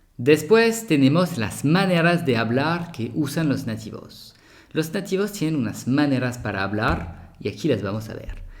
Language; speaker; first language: Spanish; non-native, fluent; French